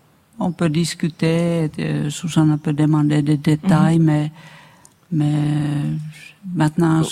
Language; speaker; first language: French; non-native, fluent; Finnish